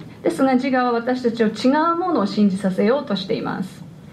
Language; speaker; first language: Japanese; native; Japanese